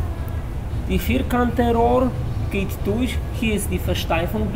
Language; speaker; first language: German; non-native, learner; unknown